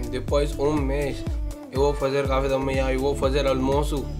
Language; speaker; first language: Portuguese; non-native, learner; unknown